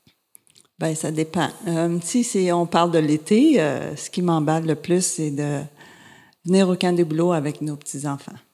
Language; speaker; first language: French; native; French